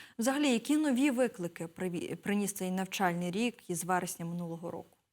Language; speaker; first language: Ukrainian; native; Ukrainian